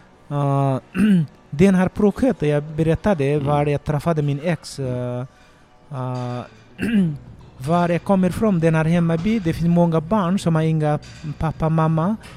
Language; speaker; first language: Swedish; non-native, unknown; Nepali